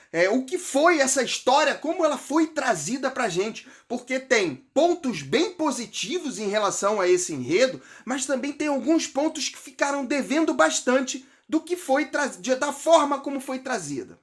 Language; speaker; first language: Portuguese; native; Portuguese